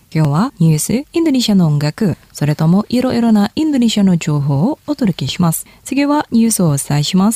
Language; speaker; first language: Japanese; non-native, fluent; Indonesian